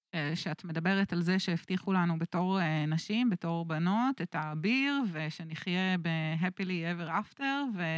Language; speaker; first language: Hebrew; native; Hebrew